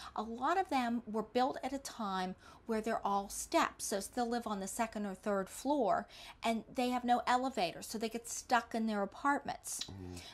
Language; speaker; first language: English; native; English